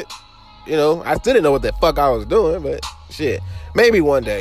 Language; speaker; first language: English; native; English